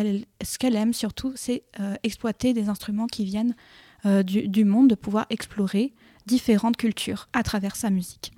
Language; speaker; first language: French; native; French